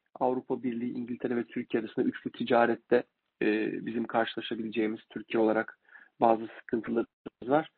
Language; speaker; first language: Turkish; native; Turkish